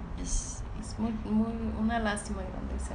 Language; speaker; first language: Spanish; non-native, learner; English